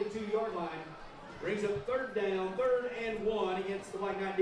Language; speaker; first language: English; native; English